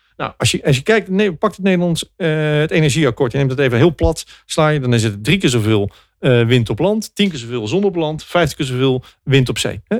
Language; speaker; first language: Dutch; native; Dutch